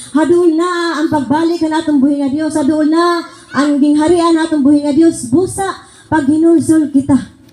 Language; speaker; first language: Cebuano; non-native, local second language; Waray